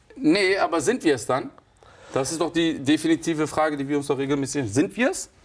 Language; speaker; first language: German; early bilingual, other home language; Turkish